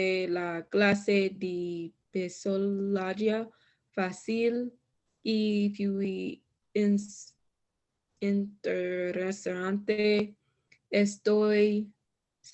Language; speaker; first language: Spanish; non-native, learner; English